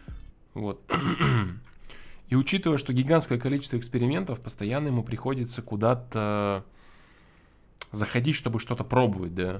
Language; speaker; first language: Russian; native; Russian